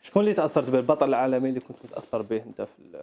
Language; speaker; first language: Arabic; native; Arabic